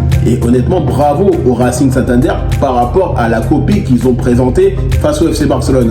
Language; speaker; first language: French; native; French